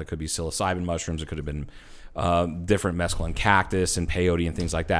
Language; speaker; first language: English; native; English